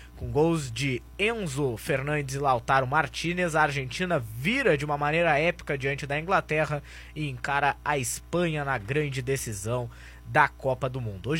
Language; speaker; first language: Portuguese; native; Portuguese